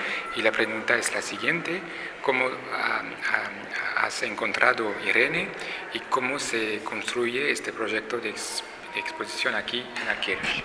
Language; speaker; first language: Spanish; non-native, fluent; French